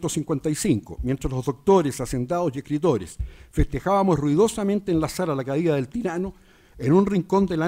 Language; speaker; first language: Spanish; native; Spanish